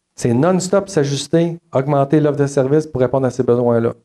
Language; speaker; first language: French; native; French